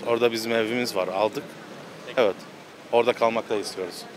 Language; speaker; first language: Turkish; early bilingual, heritage; Turkish